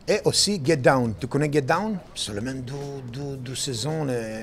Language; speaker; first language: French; non-native, learner; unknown